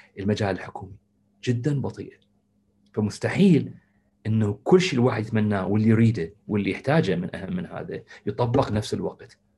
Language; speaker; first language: Arabic; native; Arabic